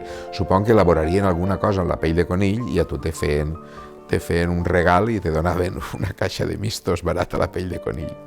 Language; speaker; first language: Catalan; native; Catalan